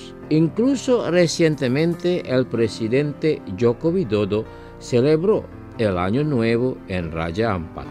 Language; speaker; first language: Spanish; non-native, fluent; Indonesian